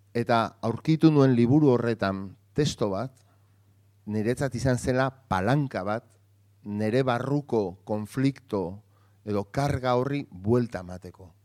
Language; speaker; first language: Basque; non-native, local second language; Spanish